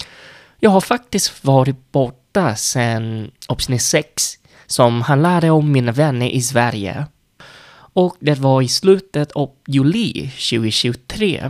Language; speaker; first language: Swedish; non-native, fluent; Vietnamese